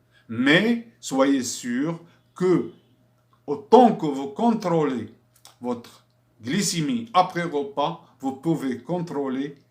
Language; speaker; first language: French; non-native, fluent; Arabic